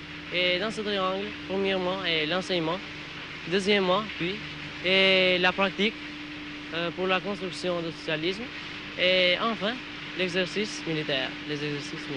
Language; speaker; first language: French; non-native, learner; Albanian